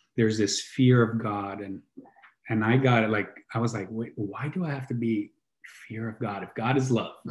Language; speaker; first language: English; non-native, fluent; Italian